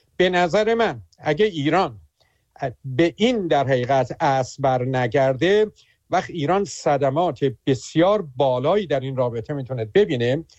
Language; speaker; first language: Persian; native; Persian